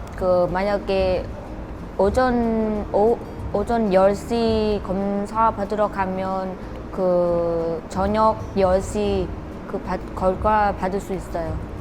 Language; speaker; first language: Korean; non-native, learner; Vietnamese